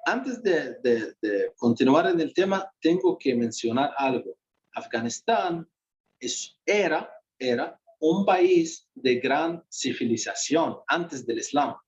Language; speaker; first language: Spanish; non-native, fluent; Arabic